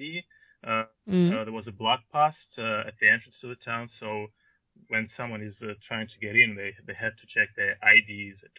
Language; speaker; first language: English; non-native, fluent; Russian